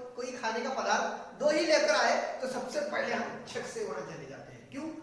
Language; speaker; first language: Hindi; non-native, local second language; Marathi